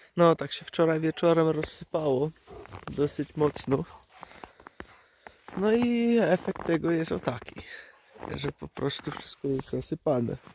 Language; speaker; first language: Polish; native; Polish